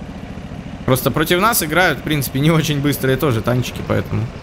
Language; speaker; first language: Russian; native; Russian